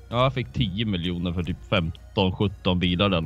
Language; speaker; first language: Swedish; native; Swedish